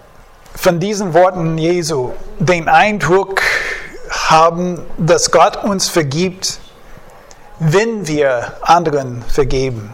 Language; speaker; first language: German; non-native, fluent; English